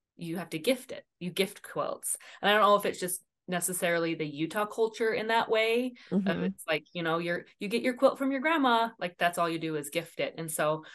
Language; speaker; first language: English; native; English